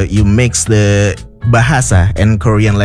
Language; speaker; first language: English; non-native, fluent; Indonesian